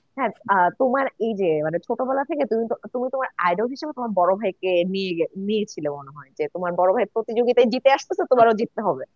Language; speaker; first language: Bangla; non-native, local second language; Chakma